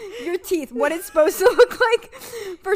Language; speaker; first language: English; native; English